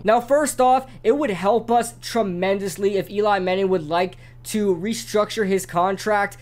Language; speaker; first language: English; native; English